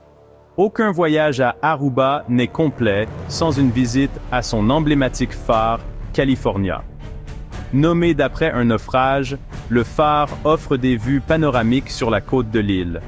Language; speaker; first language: French; native; French